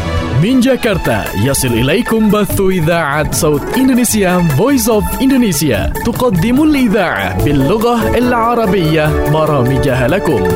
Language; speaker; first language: Arabic; non-native, fluent; Indonesian